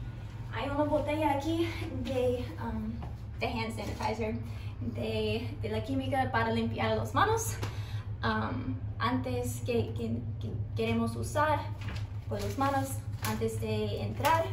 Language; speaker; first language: Spanish; non-native, learner; English